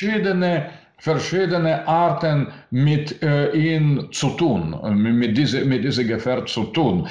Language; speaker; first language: German; non-native, learner; Russian